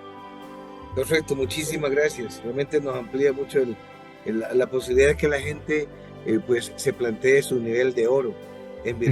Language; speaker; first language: Spanish; native; Spanish